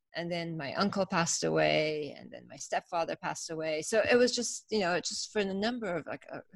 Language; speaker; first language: English; early bilingual, other home language; Persian